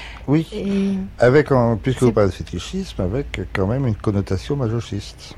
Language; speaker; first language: French; native; French